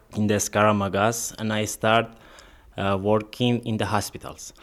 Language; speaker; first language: English; non-native, learner; Persian